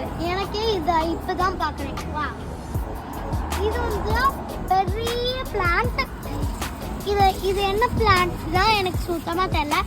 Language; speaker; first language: Tamil; early bilingual, heritage; Tamil